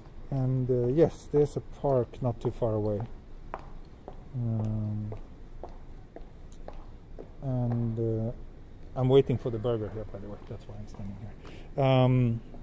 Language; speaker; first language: English; non-native, fluent; Swedish